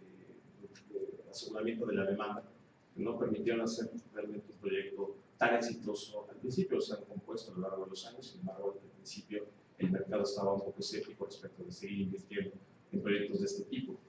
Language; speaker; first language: Spanish; native; Spanish